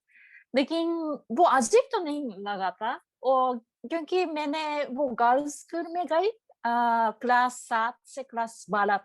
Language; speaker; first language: Hindi; non-native, learner; Japanese